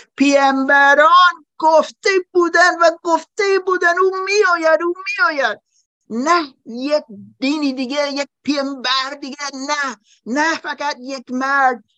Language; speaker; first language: Persian; non-native, learner; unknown